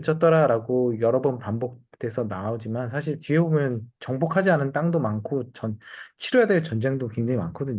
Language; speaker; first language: Korean; native; Korean